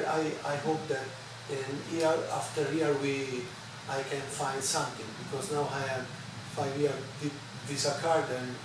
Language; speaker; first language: English; non-native, learner; Italian